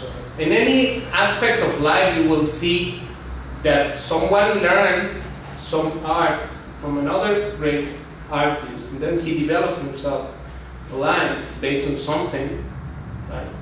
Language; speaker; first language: English; non-native, fluent; Spanish